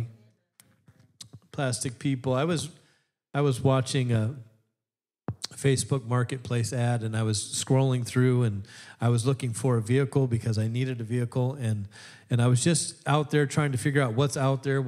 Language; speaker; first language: English; native; English